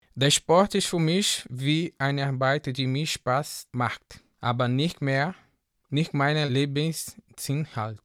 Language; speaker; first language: German; non-native, learner; Portuguese